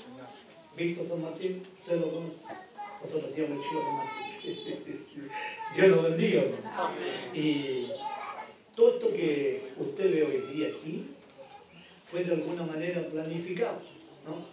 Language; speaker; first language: Spanish; native; Spanish